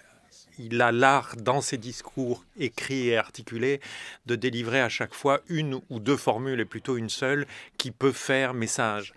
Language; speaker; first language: French; native; French